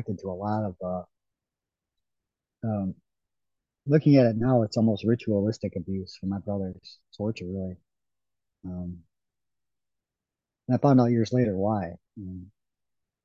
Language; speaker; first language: English; native; English